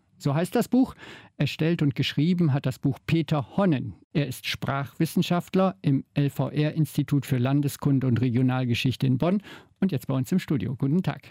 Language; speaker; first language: German; native; German